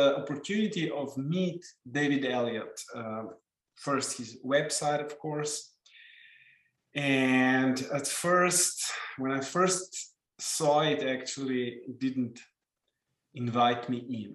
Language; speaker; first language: English; non-native, fluent; Slovenian